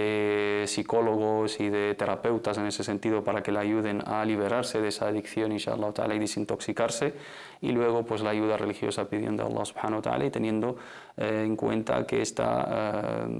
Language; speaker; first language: Spanish; native; Spanish